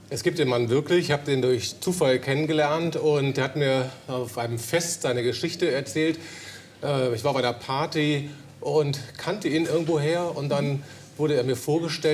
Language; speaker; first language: German; native; German